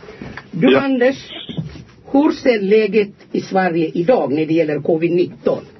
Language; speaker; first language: Swedish; non-native, fluent; Amharic